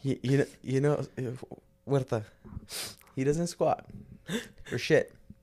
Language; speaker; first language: English; early bilingual, other home language; Spanish